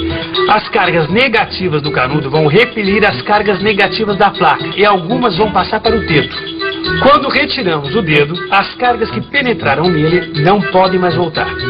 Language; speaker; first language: Portuguese; native; Portuguese